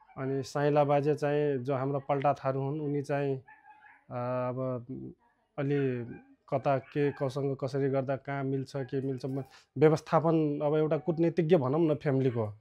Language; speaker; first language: Nepali; non-native, local second language; Rana Tharu